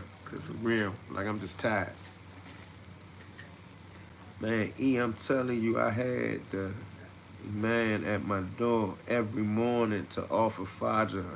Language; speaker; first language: English; native; English